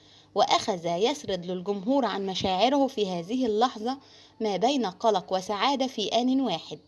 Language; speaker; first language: Arabic; native; Arabic